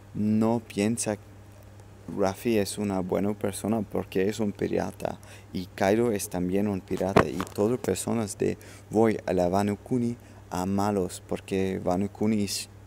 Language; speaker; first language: Spanish; non-native, learner; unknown